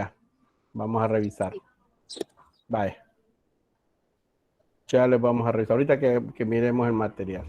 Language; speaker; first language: Spanish; native; Spanish